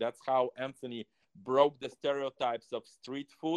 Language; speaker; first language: English; non-native, fluent; Russian